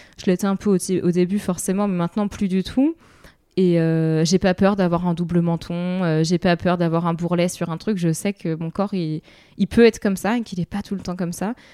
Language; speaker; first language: French; native; French